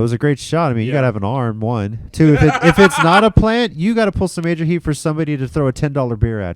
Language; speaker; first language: English; native; English